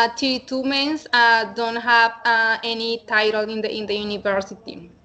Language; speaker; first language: English; non-native, learner; Spanish